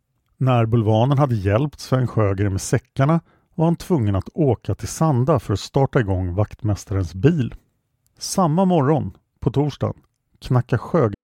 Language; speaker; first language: Swedish; native; Swedish